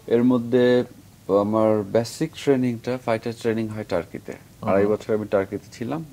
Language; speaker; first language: Bangla; native; Bangla